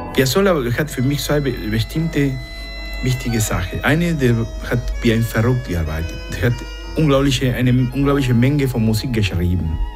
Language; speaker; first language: German; non-native, fluent; Spanish